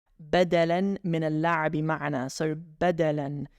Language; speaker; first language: Arabic; non-native, fluent; English